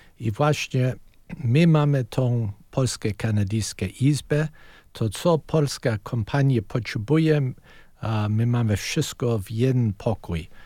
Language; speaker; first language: Polish; early bilingual, heritage; Polish